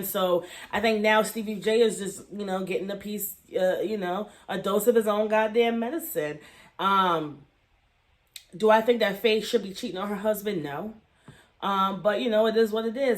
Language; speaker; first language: English; native; English